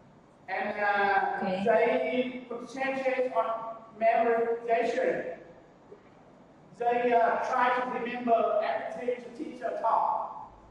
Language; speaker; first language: English; non-native, learner; Vietnamese